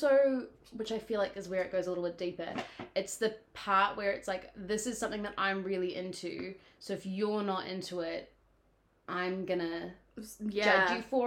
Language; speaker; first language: English; native; English